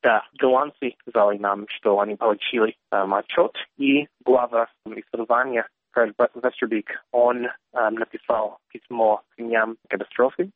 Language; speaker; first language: Russian; non-native, learner; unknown